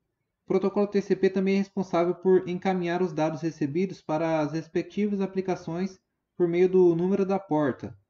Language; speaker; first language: Portuguese; native; Portuguese